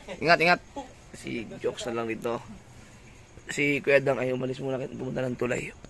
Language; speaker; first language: Filipino; non-native, local second language; Cebuano